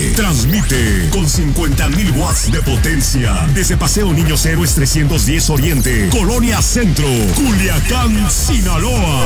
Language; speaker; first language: Spanish; native; Spanish